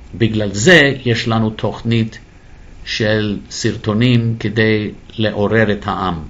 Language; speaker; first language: Hebrew; non-native, fluent; English